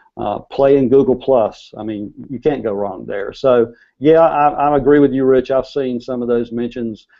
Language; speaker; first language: English; native; English